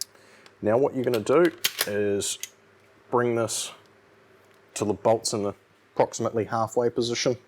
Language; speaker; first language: English; native; English